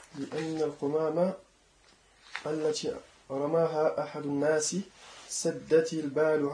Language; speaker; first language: Arabic; non-native, learner; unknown